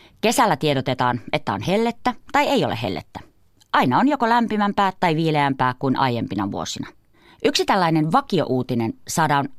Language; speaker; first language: Finnish; native; Finnish